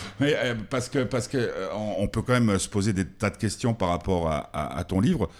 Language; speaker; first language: French; native; French